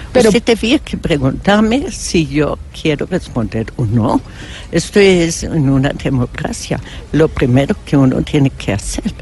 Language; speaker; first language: Spanish; non-native, fluent; German